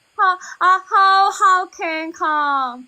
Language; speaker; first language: English; non-native, learner; Thai